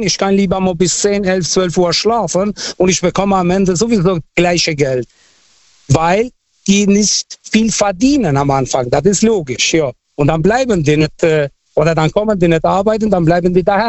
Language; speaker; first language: German; non-native, fluent; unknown